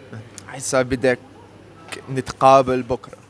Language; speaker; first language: Arabic; non-native, learner; English